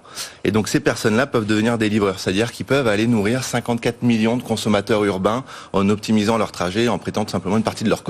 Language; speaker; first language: French; native; French